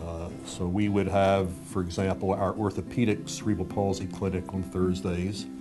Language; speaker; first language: English; native; English